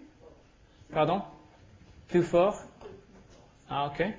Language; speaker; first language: French; non-native, learner; English